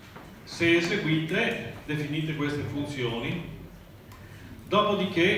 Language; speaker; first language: Italian; native; Italian